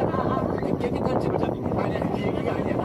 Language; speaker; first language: Korean; native; Korean